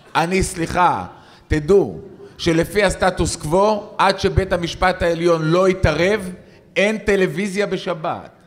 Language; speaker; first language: Hebrew; native; Hebrew